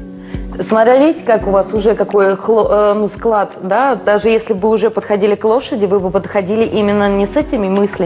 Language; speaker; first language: Russian; native; Russian